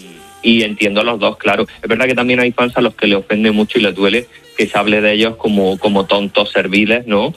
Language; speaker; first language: Spanish; native; Spanish